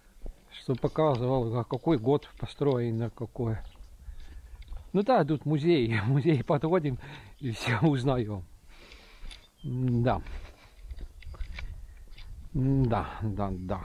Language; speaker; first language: Russian; non-native, local second language; Estonian